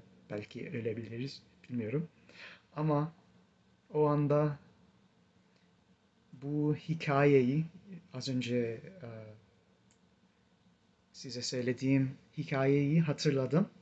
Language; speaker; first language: Turkish; non-native, fluent; English